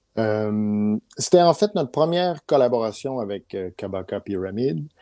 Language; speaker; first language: French; native; French